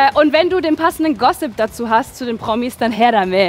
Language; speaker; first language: German; native; German